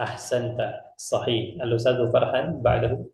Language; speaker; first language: Arabic; non-native, fluent; Indonesian